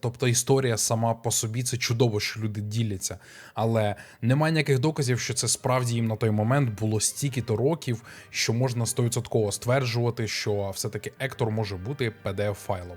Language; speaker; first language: Ukrainian; native; Ukrainian